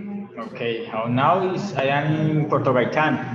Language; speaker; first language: English; non-native, learner; Spanish